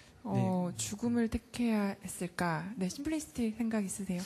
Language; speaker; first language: Korean; native; Korean